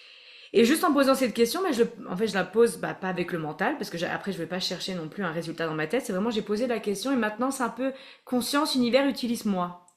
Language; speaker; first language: French; native; French